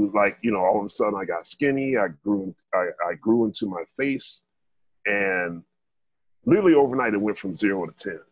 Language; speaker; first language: English; native; English